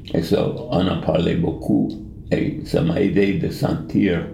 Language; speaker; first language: French; non-native, fluent; English